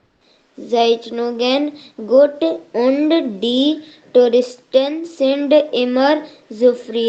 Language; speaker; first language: German; non-native, learner; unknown